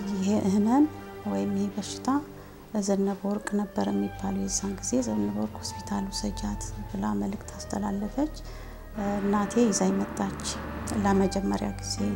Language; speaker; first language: Amharic; native; Amharic